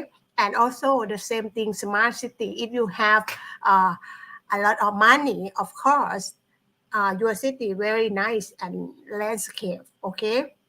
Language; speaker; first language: English; non-native, learner; Thai